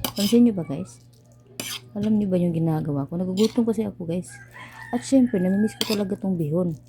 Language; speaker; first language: Filipino; non-native, local second language; Cebuano